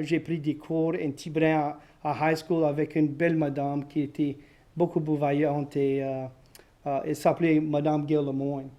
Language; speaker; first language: French; non-native, local second language; English